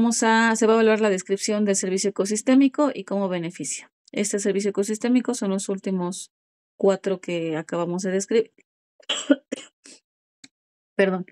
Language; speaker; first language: Spanish; native; Spanish